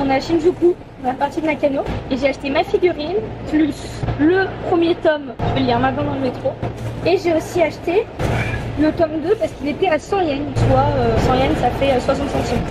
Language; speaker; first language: French; native; French